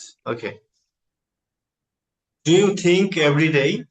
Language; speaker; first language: English; non-native, learner; Bangla